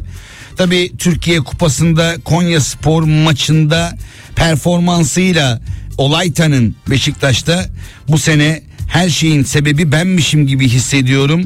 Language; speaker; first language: Turkish; native; Turkish